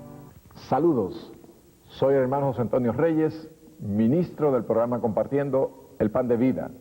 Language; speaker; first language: Spanish; native; Spanish